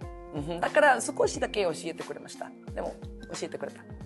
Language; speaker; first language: Japanese; non-native, learner; Spanish